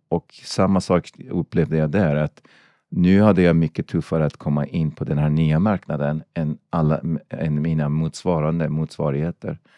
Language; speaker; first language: Swedish; non-native, fluent; Persian